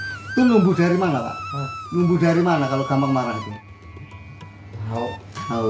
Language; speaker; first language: Indonesian; non-native, local second language; Javanese